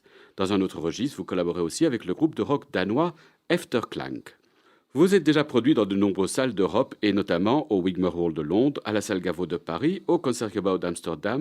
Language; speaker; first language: French; native; French